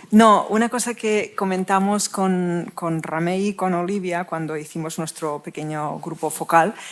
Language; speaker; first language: Spanish; non-native, local second language; Catalan